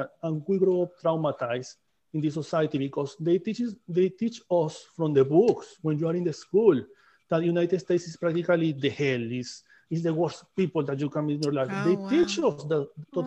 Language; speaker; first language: English; non-native, fluent; Spanish